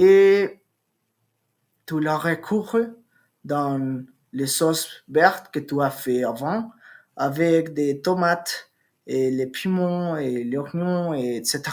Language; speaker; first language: French; non-native, learner; Spanish